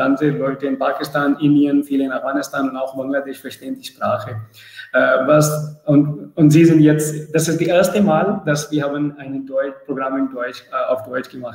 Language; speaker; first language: German; non-native, learner; Urdu